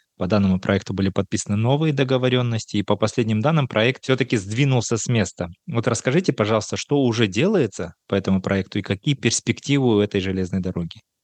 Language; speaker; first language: Russian; non-native, local second language; Kazakh